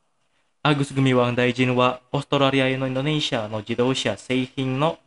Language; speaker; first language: Japanese; non-native, fluent; Indonesian